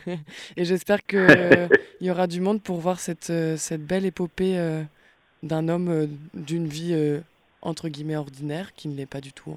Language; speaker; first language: French; native; French